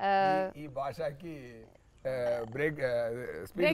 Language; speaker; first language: Telugu; non-native, learner; Tamil